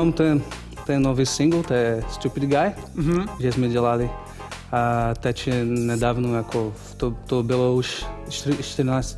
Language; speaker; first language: Czech; non-native, learner; Portuguese